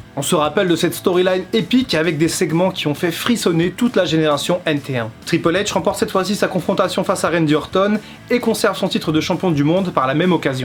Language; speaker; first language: French; native; French